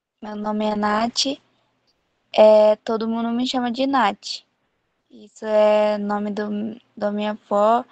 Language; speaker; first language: Portuguese; non-native, local second language; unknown